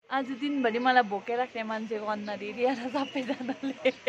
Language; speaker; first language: Hindi; non-native, local second language; Nepali